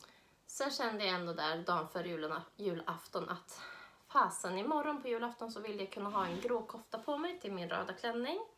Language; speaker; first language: Swedish; native; Swedish